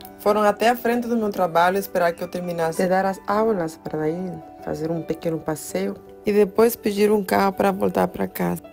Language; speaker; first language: Portuguese; non-native, fluent; Spanish